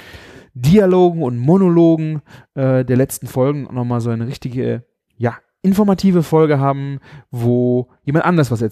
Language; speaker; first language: German; native; German